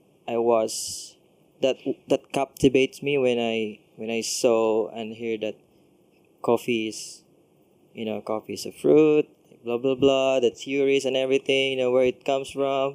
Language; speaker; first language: English; non-native, local second language; Cebuano